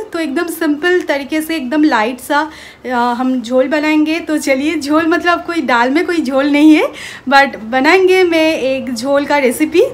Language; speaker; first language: Hindi; non-native, local second language; Bangla